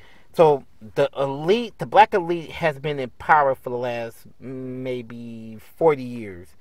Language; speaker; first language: English; native; English